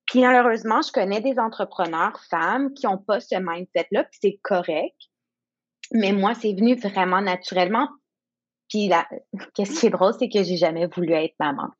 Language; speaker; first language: French; non-native, local second language; English